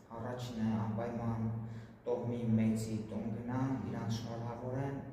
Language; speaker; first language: Armenian; native; Armenian